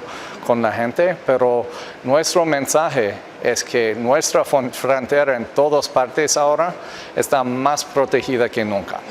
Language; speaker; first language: Spanish; non-native, fluent; English